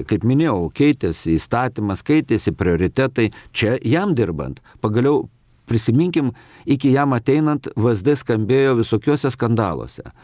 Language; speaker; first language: Lithuanian; native; Lithuanian